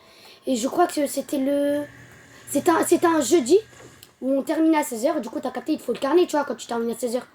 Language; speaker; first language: French; native; French